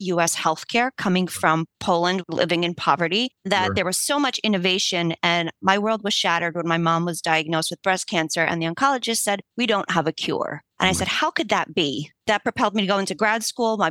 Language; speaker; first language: English; early bilingual, other home language; Polish